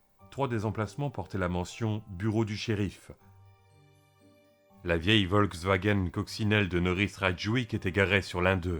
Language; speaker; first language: French; native; French